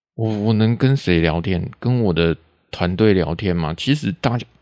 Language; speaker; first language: Chinese; non-native, local second language; Min Nan Chinese